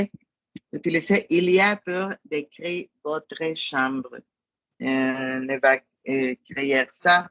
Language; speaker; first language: French; non-native, fluent; Spanish